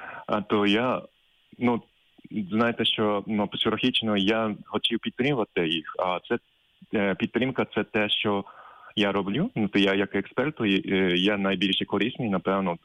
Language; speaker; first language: Ukrainian; non-native, fluent; Japanese